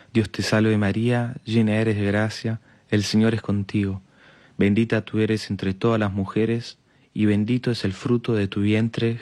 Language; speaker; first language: Spanish; native; Spanish